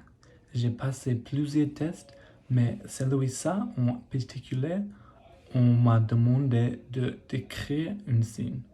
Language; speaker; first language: French; non-native, learner; English